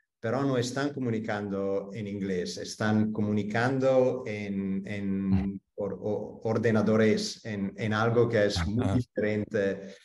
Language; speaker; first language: Spanish; non-native, fluent; Italian